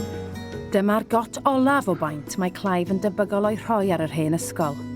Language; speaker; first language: Welsh; native; Welsh